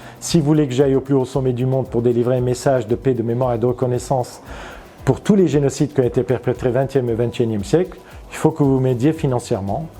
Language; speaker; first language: French; non-native, fluent; Armenian